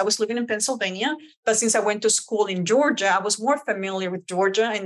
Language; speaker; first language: English; early bilingual, other home language; Spanish